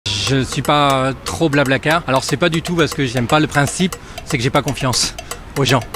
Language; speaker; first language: French; native; French